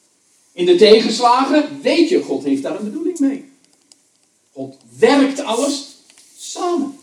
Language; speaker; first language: Dutch; native; Dutch